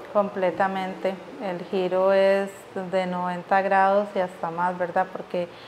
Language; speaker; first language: Spanish; native; Spanish